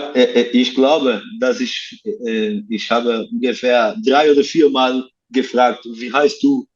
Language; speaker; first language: German; non-native, learner; Portuguese